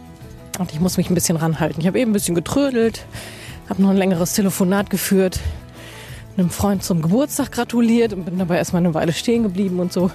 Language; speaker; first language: German; native; German